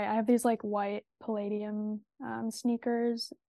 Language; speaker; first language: English; native; English